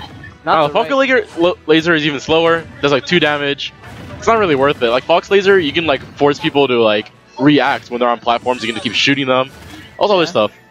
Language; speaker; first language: English; native; English